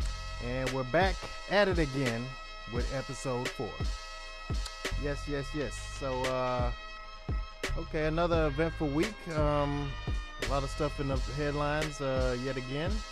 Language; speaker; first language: English; native; English